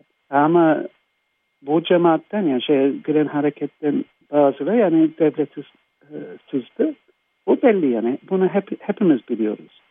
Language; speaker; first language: Turkish; non-native, fluent; English